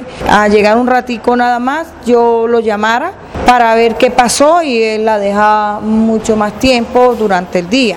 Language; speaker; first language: Spanish; native; Spanish